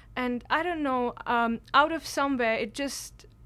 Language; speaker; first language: English; non-native, local second language; Kashmiri